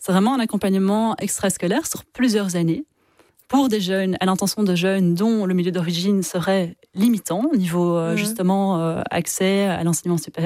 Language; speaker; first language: French; native; French